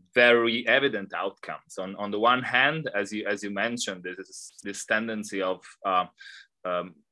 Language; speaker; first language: English; non-native, fluent; Italian